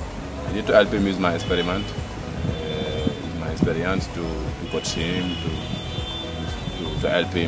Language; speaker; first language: English; non-native, learner; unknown